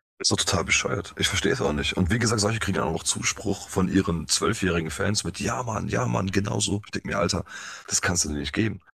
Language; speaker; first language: German; early bilingual, other home language; Polish